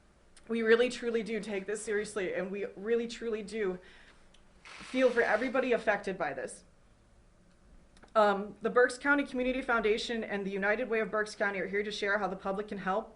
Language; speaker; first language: English; native; English